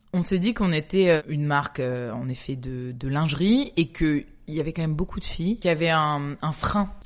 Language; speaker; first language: French; native; French